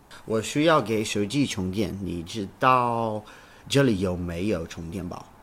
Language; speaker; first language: Chinese; non-native, learner; English